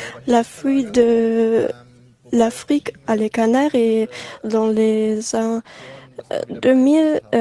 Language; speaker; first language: French; non-native, learner; German